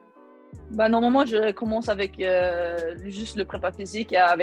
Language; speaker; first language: French; non-native, learner; Swedish